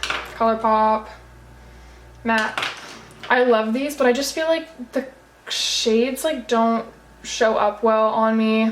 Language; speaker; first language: English; native; English